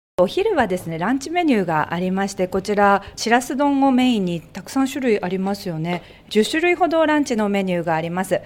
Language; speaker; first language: Japanese; native; Japanese